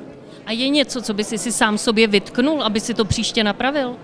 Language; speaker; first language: Czech; native; Czech